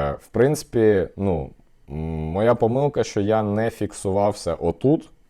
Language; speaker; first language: Ukrainian; non-native, local second language; Russian